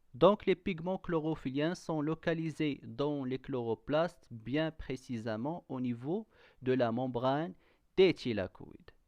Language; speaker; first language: French; non-native, local second language; Arabic